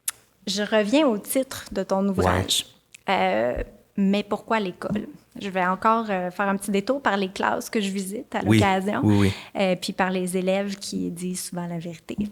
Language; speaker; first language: French; native; French